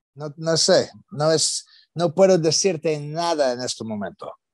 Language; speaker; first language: Spanish; non-native, learner; English